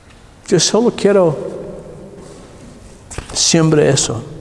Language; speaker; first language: Spanish; non-native, learner; English